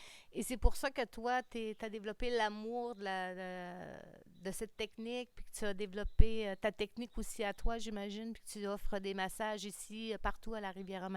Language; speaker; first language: French; native; French